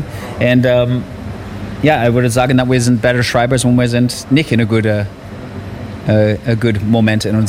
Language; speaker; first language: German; non-native, learner; English